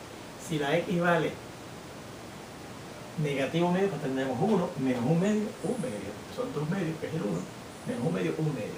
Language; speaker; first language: Spanish; native; Spanish